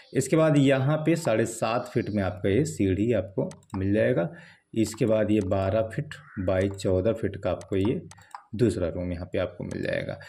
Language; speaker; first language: Hindi; native; Hindi